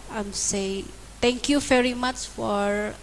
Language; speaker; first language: English; non-native, learner; Indonesian